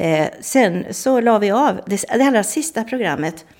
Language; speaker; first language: Swedish; native; Swedish